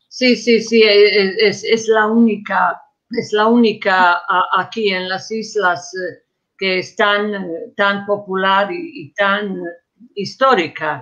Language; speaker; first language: Spanish; non-native, fluent; Croatian